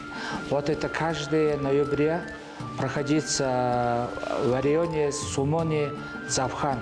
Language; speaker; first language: Russian; non-native, learner; Mongolian